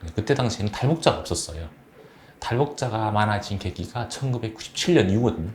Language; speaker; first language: Korean; native; Korean